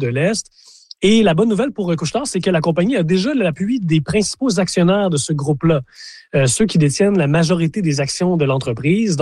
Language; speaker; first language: French; native; French